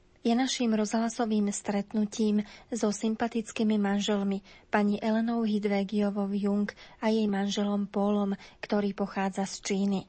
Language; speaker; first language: Slovak; native; Slovak